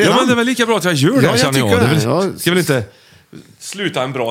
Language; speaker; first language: Swedish; native; Swedish